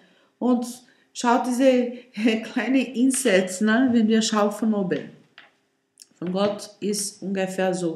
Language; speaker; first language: German; non-native, learner; Portuguese